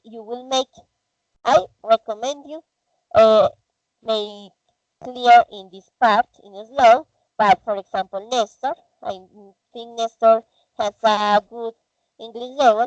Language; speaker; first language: English; non-native, fluent; Spanish